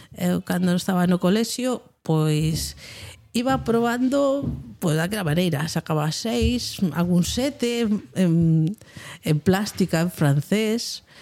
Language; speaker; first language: Galician; non-native, local second language; Spanish